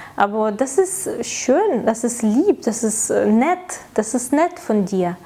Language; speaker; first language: German; non-native, fluent; Ukrainian